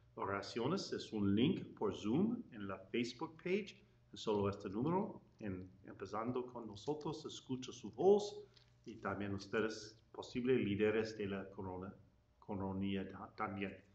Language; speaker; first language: Spanish; non-native, learner; English